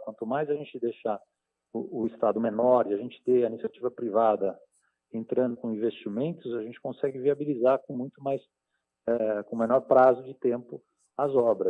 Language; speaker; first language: Portuguese; native; Portuguese